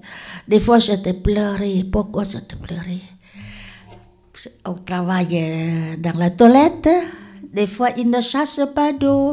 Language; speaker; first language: French; non-native, learner; Lao